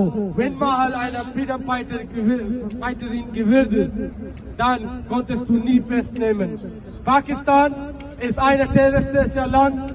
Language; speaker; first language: German; non-native, learner; Baluchi